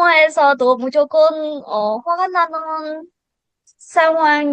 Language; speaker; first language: Korean; non-native, learner; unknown